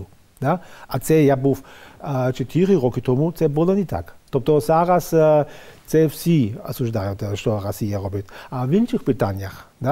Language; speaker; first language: Ukrainian; non-native, fluent; German